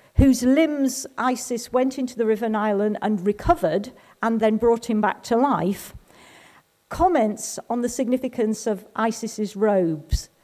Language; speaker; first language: English; native; English